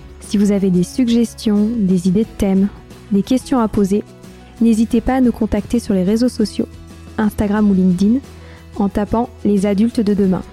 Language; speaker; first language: French; native; French